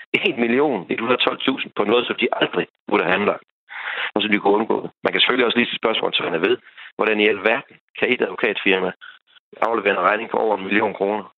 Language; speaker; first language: Danish; native; Danish